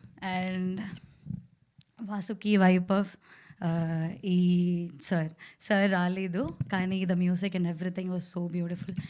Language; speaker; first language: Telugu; non-native, learner; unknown